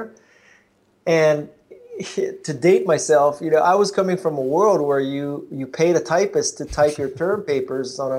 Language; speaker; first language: English; native; English